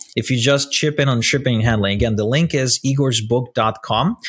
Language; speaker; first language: English; non-native, fluent; Russian